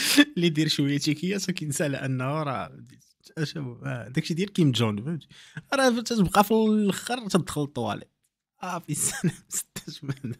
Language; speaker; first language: Arabic; native; Arabic